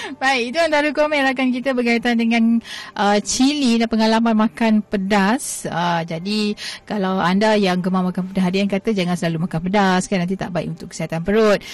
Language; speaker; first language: Malay; native; Malay